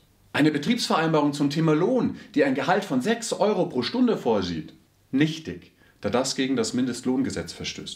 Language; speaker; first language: German; native; German